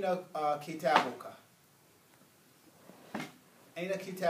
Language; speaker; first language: Arabic; non-native, fluent; English